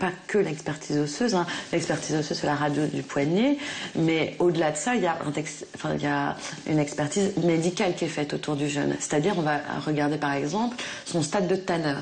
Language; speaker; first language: French; native; French